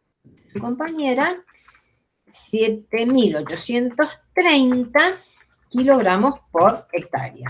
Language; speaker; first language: Spanish; native; Spanish